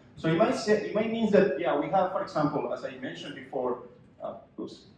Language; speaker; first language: English; non-native, fluent; Spanish